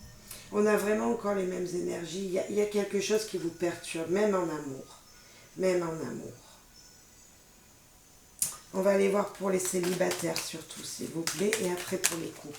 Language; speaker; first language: French; native; French